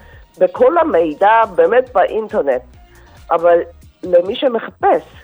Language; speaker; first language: Hebrew; non-native, fluent; Korean